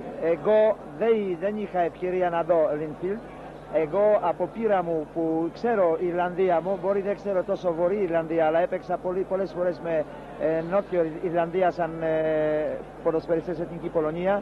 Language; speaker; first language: Greek; non-native, learner; Polish